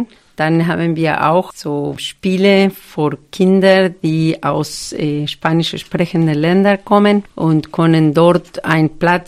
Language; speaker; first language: German; non-native, fluent; Spanish